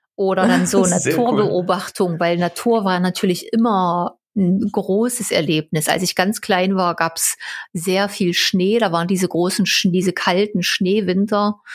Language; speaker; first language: German; native; German